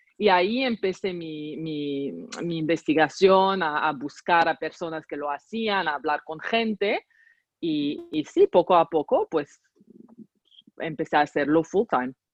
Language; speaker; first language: Spanish; non-native, fluent; Arabic